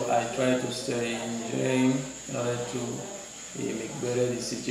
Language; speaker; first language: English; non-native, learner; Haitian Creole